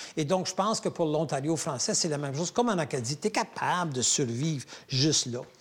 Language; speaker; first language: French; native; French